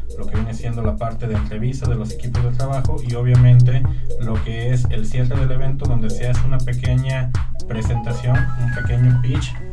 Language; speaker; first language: Spanish; native; Spanish